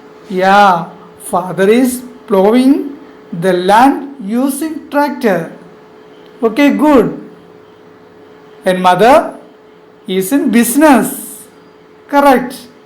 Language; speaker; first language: English; non-native, local second language; Malayalam